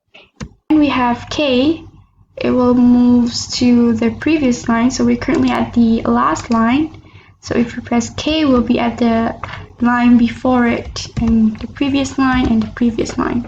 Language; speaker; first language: English; non-native, local second language; Malay